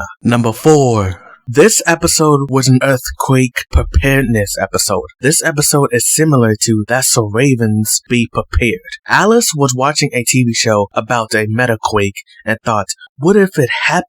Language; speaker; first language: English; native; English